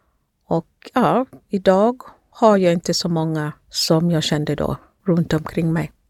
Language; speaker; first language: Swedish; non-native, fluent; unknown